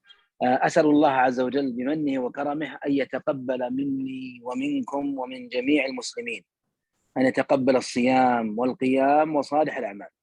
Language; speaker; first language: Arabic; native; Arabic